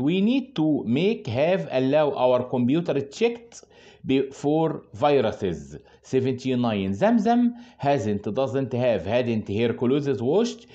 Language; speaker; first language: English; non-native, fluent; Arabic